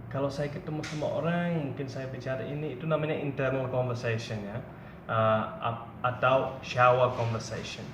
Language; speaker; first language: Indonesian; non-native, fluent; English